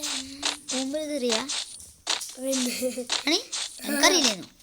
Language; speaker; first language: Malayalam; native; Malayalam